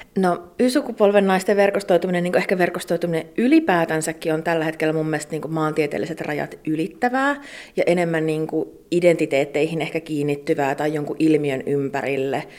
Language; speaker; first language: Finnish; native; Finnish